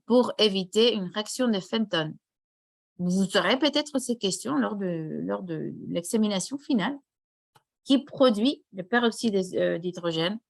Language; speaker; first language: French; non-native, fluent; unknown